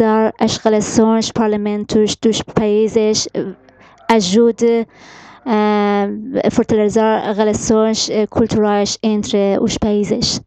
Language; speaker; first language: Portuguese; non-native, fluent; Persian